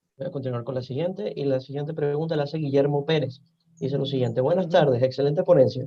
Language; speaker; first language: Spanish; native; Spanish